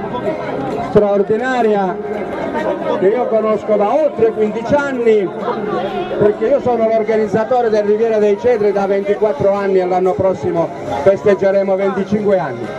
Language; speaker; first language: Italian; native; Italian